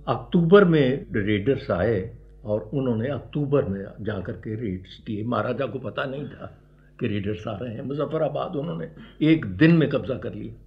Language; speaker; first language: Hindi; native; Hindi